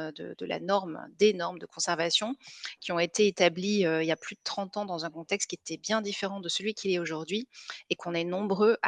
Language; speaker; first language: French; native; French